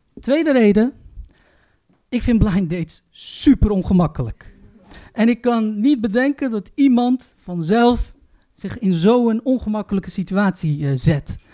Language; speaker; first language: Dutch; early bilingual, other home language; Turkish